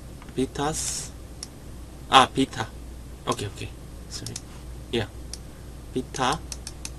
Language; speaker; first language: English; non-native, learner; Korean